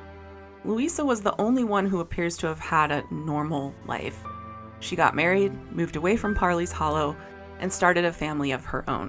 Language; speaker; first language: English; native; English